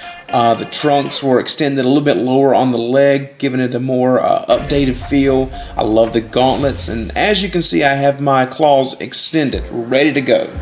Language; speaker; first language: English; native; English